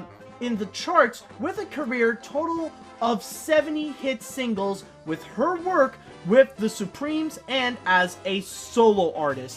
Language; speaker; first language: English; native; English